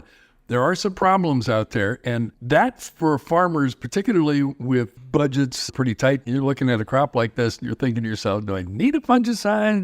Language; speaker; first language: English; native; English